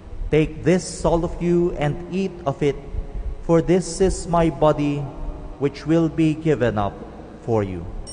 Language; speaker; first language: English; non-native, local second language; Filipino